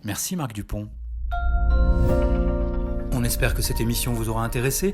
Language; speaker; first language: French; native; French